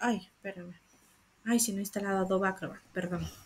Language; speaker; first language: Spanish; native; Spanish